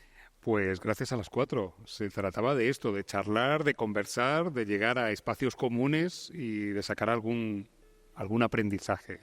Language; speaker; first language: Spanish; native; Spanish